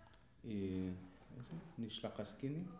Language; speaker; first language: Spanish; non-native, fluent; English